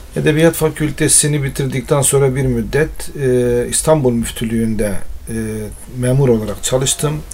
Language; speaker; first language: Turkish; non-native, local second language; Arabic